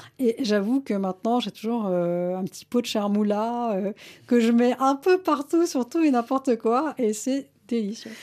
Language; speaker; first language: French; early bilingual, other home language; Malayalam